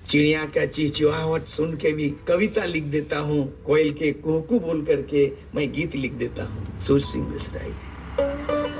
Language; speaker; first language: Hindi; non-native, local second language; Santali